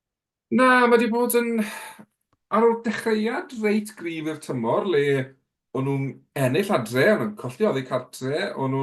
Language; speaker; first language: Welsh; native; Welsh